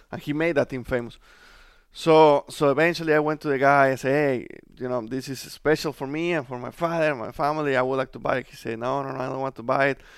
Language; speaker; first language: English; non-native, fluent; Spanish